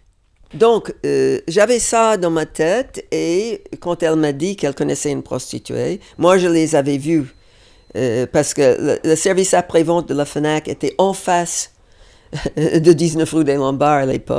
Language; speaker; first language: French; non-native, fluent; English